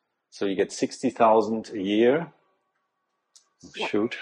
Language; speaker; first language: English; non-native, fluent; German